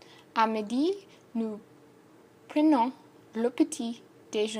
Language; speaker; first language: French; non-native, learner; English